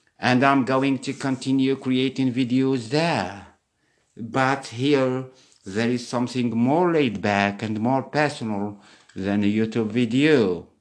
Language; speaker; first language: English; non-native, fluent; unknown